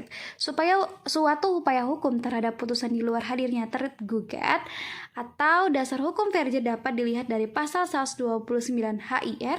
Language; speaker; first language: Indonesian; native; Indonesian